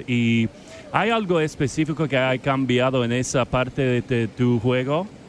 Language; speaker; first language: Spanish; non-native, fluent; English